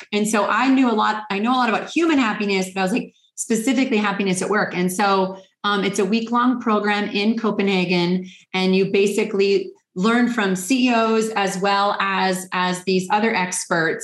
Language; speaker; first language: English; native; English